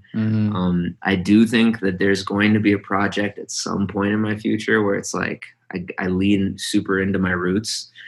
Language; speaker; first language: English; early bilingual, other home language; Hindi